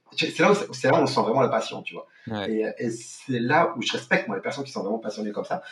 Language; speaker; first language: French; non-native, local second language; Arabic